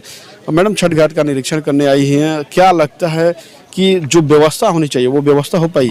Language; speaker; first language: Hindi; native; Hindi